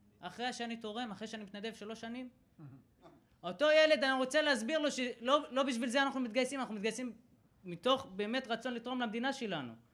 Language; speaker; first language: Hebrew; non-native, local second language; Arabic